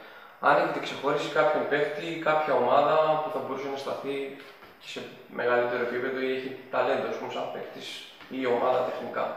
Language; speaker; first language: Greek; native; Greek